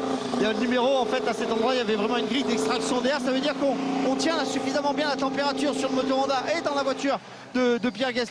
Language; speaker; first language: French; native; French